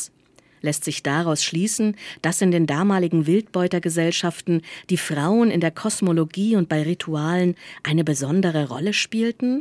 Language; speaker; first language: German; native; German